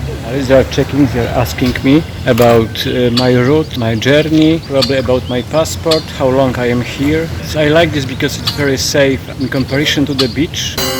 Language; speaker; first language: English; non-native, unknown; Polish